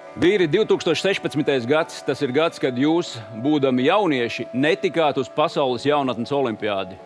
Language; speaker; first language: Latvian; native; Latvian